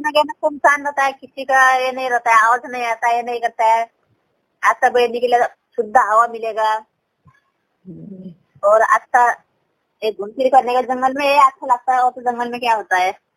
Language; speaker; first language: Hindi; non-native, local second language; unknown